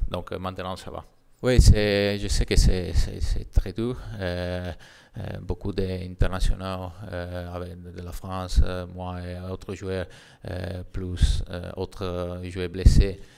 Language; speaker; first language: French; non-native, learner; Italian